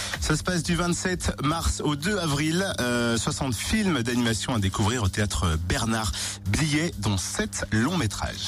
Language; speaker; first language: French; native; French